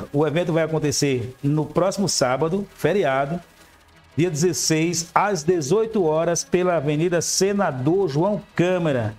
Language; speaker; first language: Portuguese; native; Portuguese